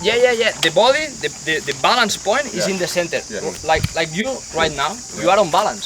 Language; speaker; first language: English; non-native, fluent; Spanish